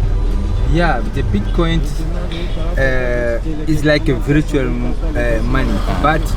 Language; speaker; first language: English; non-native, learner; Sango